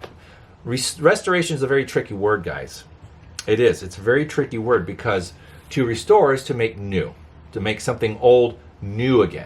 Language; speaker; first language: English; native; English